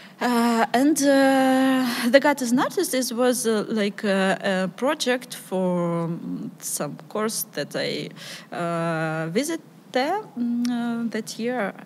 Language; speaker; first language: English; non-native, learner; Ukrainian